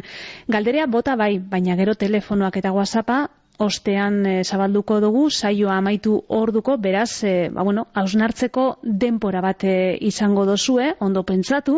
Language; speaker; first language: Basque; native; Basque